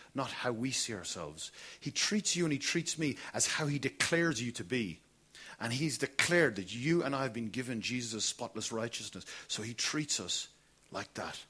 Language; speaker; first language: English; native; English